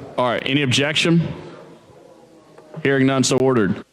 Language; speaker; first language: English; native; English